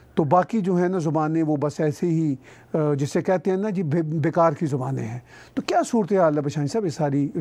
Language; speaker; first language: Urdu; non-native, local second language; Punjabi